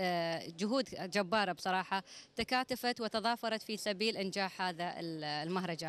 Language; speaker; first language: Arabic; native; Arabic